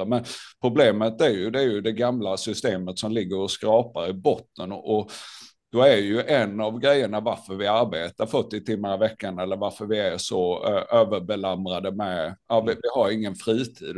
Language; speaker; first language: Swedish; native; Swedish